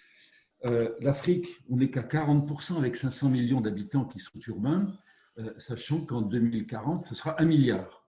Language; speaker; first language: French; native; French